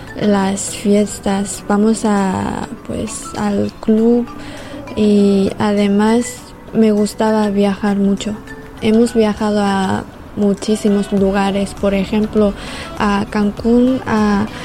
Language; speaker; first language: Spanish; non-native, fluent; Chinese